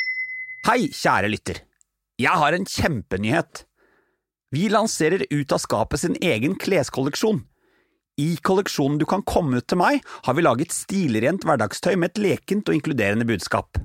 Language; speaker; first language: Norwegian; native; Norwegian